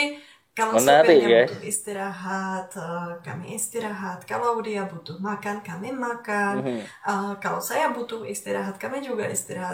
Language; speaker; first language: Indonesian; non-native, fluent; Czech